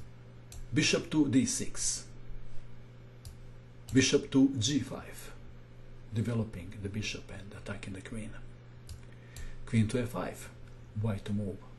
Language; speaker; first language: English; non-native, fluent; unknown